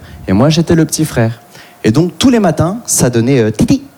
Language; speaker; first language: French; native; French